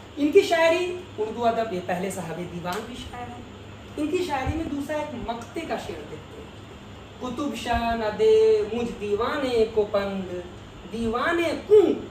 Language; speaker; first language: Urdu; native; Urdu